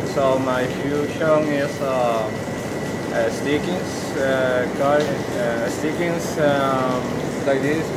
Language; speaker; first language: English; non-native, fluent; Portuguese